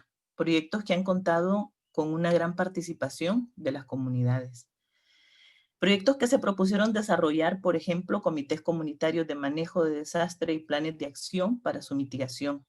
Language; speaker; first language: Spanish; native; Spanish